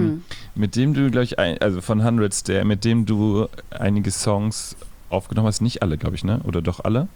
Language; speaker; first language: German; native; German